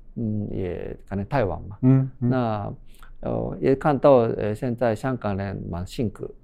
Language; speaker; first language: Chinese; non-native, fluent; Japanese